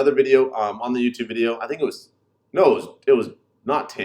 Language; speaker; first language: English; native; English